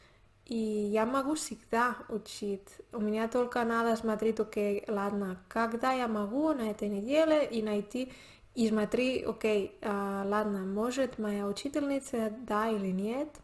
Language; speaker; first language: Russian; non-native, learner; Spanish